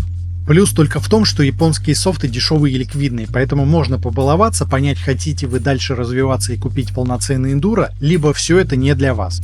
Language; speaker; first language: Russian; native; Russian